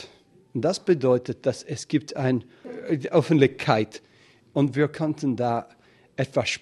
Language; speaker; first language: German; non-native, fluent; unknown